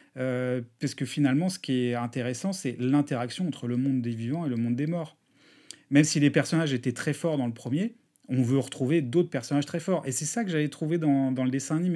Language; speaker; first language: French; native; French